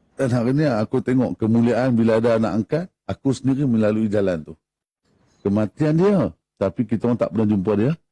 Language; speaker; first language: Malay; native; Malay